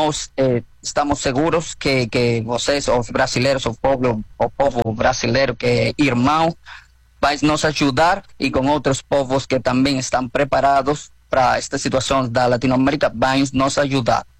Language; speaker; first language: Portuguese; non-native, learner; Spanish